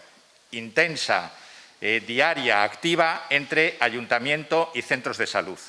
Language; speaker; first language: Spanish; native; Spanish